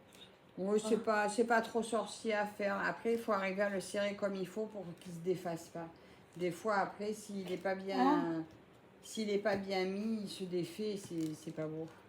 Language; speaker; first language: French; native; French